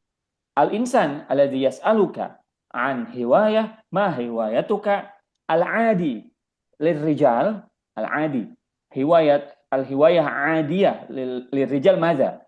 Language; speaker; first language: Arabic; non-native, fluent; Indonesian